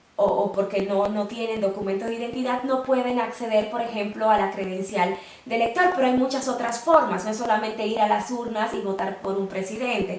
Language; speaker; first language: Spanish; native; Spanish